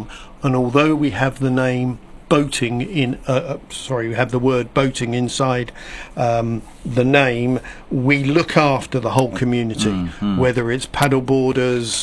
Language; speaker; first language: English; native; English